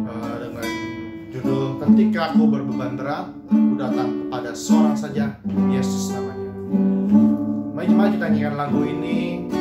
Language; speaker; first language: Indonesian; native; Indonesian